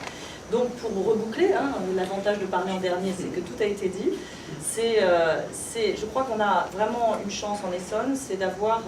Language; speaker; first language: French; native; French